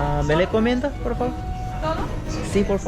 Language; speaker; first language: Spanish; non-native, learner; Korean